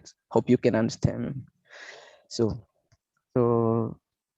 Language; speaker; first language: English; non-native, learner; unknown